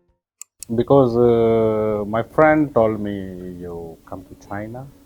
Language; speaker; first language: English; non-native, learner; Urdu